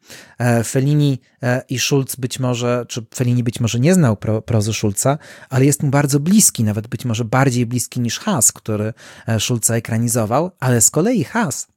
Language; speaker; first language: Polish; native; Polish